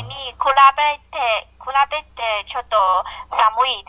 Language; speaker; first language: Japanese; non-native, learner; Chinese